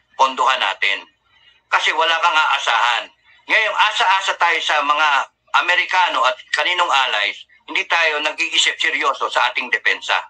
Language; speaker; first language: Filipino; native; Filipino